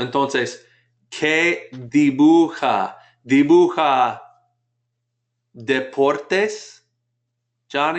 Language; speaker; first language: Spanish; non-native, fluent; English